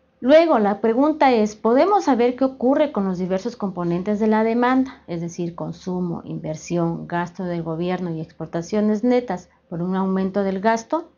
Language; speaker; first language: Spanish; native; Spanish